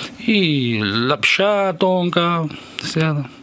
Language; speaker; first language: Russian; non-native, learner; Italian